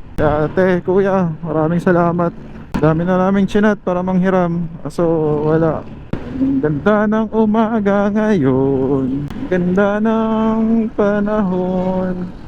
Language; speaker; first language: Filipino; non-native, local second language; Cebuano